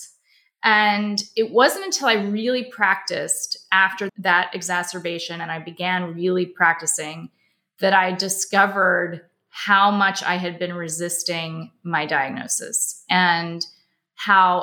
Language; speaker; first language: English; native; English